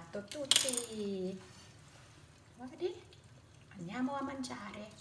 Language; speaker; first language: Italian; non-native, learner; Thai